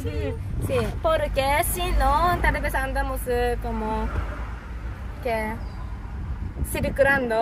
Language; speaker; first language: Spanish; non-native, learner; Japanese